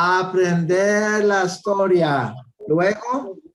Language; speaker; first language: Spanish; non-native, fluent; English